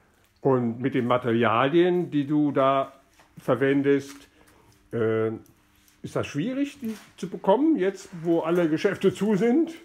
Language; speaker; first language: German; native; German